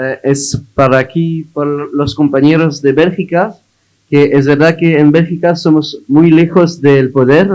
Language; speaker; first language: Spanish; non-native, learner; French